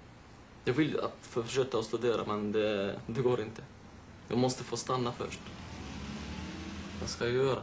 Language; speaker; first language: Swedish; non-native, learner; Arabic